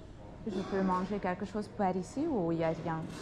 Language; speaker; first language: French; non-native, learner; Hungarian